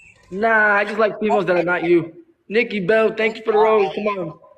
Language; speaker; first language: English; early bilingual, other home language; Spanish